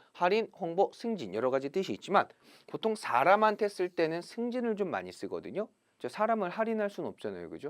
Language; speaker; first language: Korean; native; Korean